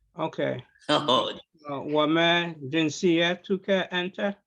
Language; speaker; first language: Arabic; non-native, learner; English